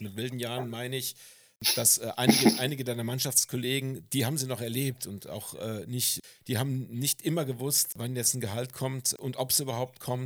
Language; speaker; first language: German; native; German